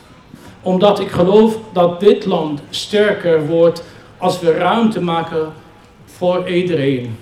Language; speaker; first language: Dutch; non-native, fluent; Arabic